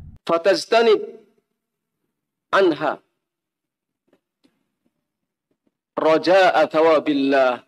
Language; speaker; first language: Arabic; non-native, fluent; Indonesian